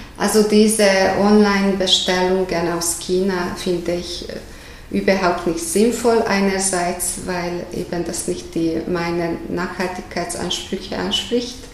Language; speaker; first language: German; non-native, fluent; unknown